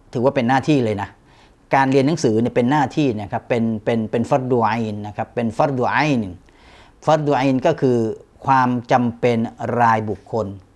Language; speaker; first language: Thai; native; Thai